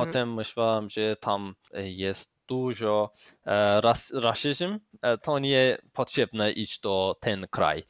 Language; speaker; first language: Polish; non-native, learner; Azerbaijani